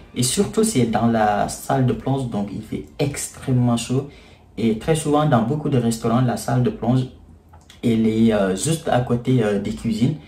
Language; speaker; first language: French; non-native, local second language; Wolof